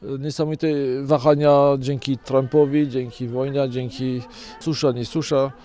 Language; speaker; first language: Polish; non-native, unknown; French